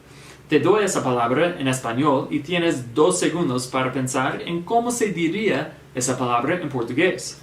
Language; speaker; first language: Spanish; non-native, fluent; English